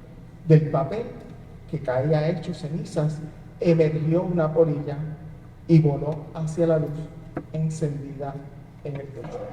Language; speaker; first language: Spanish; native; Spanish